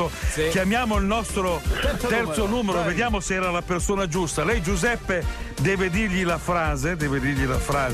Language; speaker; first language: Italian; native; Italian